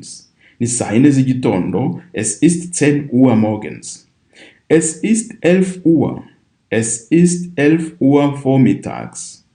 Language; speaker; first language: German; non-native, fluent; Kinyarwanda